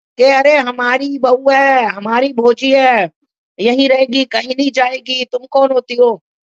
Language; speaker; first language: Hindi; native; Hindi